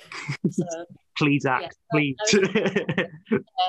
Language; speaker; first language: English; native; English